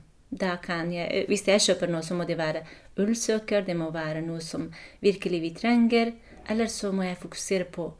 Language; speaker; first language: Norwegian; non-native, fluent; Kurdish